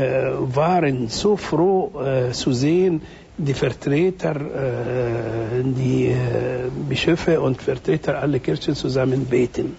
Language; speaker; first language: German; non-native, fluent; Arabic